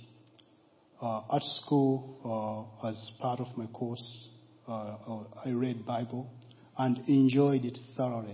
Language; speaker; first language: English; non-native, local second language; Nyanja